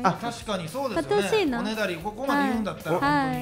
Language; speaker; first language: Japanese; native; Japanese